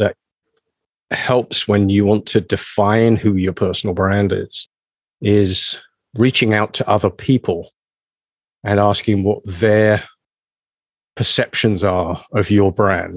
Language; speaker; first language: English; native; English